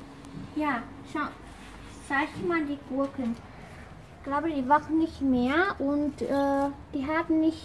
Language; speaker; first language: German; non-native, learner; Vietnamese